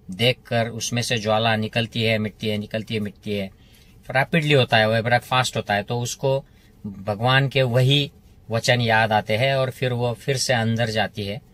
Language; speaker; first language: Hindi; non-native, local second language; Marathi